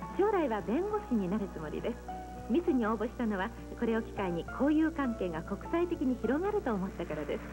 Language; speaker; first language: Japanese; native; Japanese